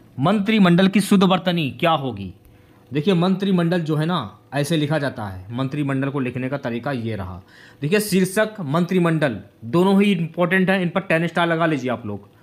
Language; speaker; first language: Hindi; native; Hindi